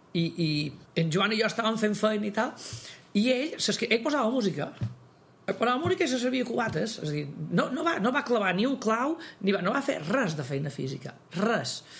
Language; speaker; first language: Catalan; native; Catalan